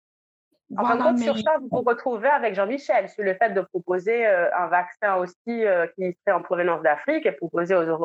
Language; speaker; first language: French; native; French